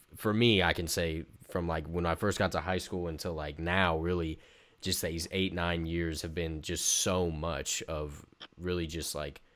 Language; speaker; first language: English; native; English